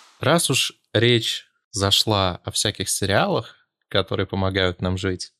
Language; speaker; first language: Russian; native; Russian